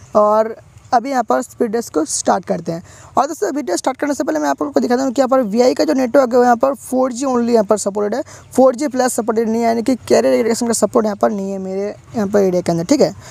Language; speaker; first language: Hindi; non-native, local second language; Bangla